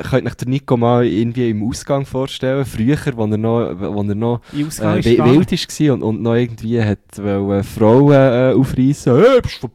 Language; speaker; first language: German; native; German